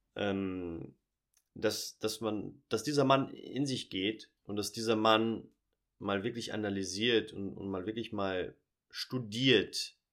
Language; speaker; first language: German; early bilingual, heritage; Portuguese